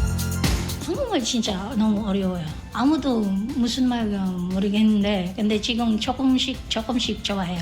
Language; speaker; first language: Korean; non-native, learner; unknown